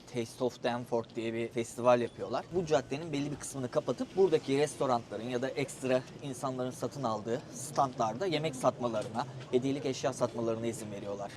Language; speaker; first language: Turkish; native; Turkish